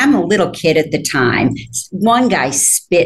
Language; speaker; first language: English; native; English